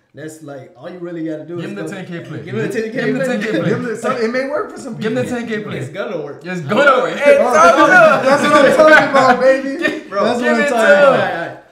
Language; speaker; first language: English; native; English